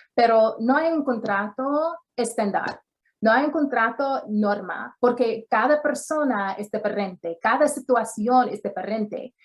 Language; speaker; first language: Spanish; early bilingual, other home language; English